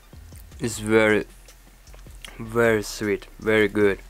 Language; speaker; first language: English; non-native, learner; Turkish